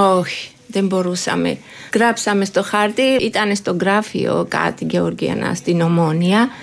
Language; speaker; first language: Greek; non-native, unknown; Georgian